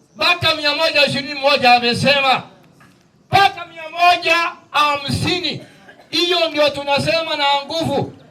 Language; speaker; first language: Swahili; non-native, local second language; Gusii